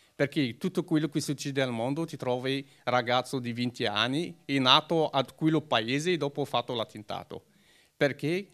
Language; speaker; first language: Italian; non-native, learner; Arabic